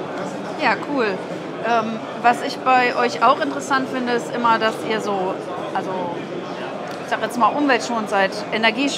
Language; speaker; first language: German; native; German